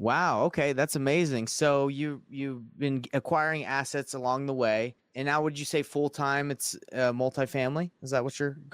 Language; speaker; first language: English; native; English